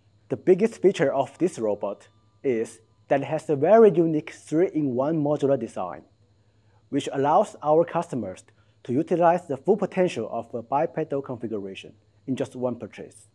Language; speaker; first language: English; non-native, fluent; Chinese